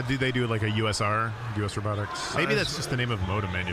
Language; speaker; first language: English; native; English